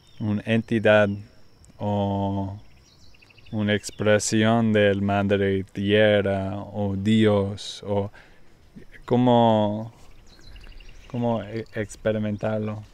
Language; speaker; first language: Spanish; non-native, learner; English